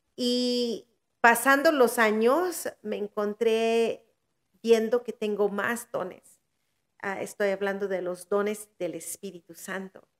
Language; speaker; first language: Spanish; early bilingual, heritage; Spanish